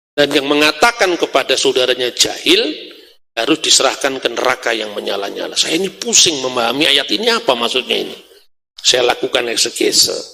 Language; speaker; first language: Indonesian; non-native, local second language; Javanese